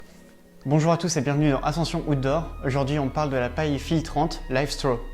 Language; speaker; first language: French; native; French